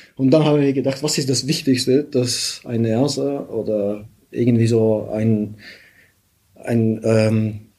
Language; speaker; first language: German; non-native, fluent; Bulgarian